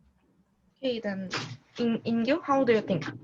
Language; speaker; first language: English; non-native, learner; Korean